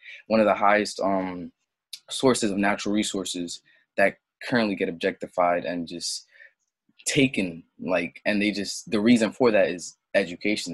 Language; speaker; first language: English; early bilingual, other home language; French